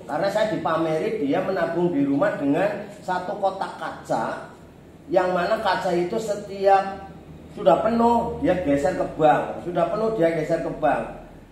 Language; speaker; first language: Indonesian; non-native, local second language; Javanese